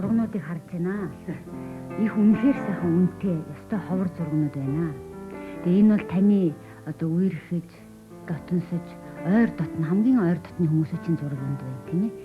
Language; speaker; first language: Mongolian; native; Mongolian